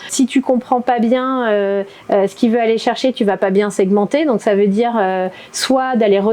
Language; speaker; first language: French; native; French